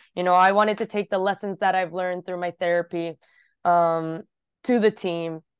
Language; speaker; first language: English; early bilingual, other home language; Japanese